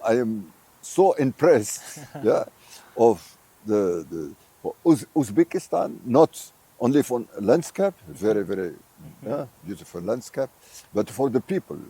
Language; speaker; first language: English; non-native, fluent; Arabic